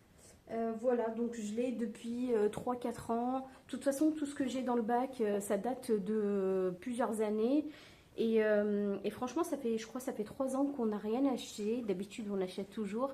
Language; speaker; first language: French; native; French